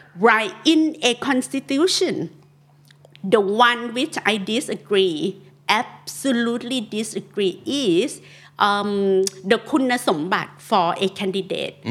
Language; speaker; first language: English; non-native, fluent; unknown